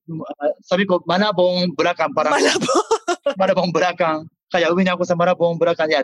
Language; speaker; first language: Filipino; non-native, learner; Japanese